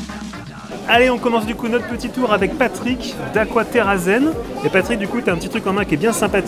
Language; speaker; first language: French; native; French